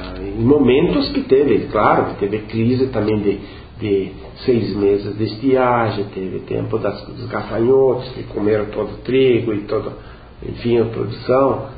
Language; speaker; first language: Portuguese; non-native, local second language; Venetian